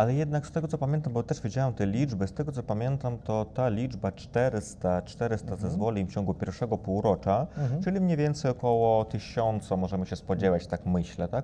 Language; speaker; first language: Polish; non-native, fluent; Ukrainian